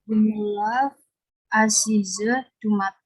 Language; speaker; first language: French; non-native, learner; Indonesian